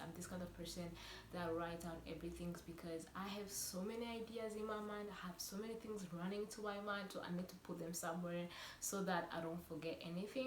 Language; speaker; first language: English; non-native, local second language; Kinyarwanda